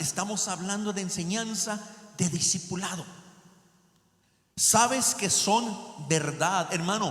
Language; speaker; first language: Spanish; native; Spanish